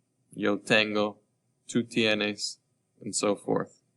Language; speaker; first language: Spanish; non-native, fluent; English